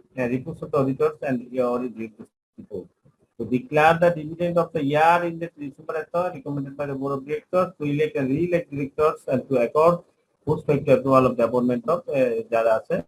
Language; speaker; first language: English; non-native, local second language; Bangla